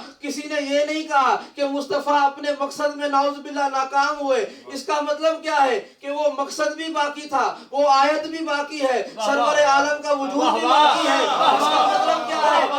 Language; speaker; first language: Urdu; native; Urdu